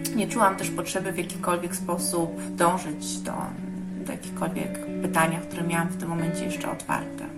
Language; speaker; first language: Polish; early bilingual, heritage; Polish